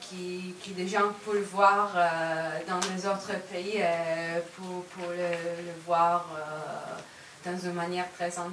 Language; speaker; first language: French; non-native, fluent; Hebrew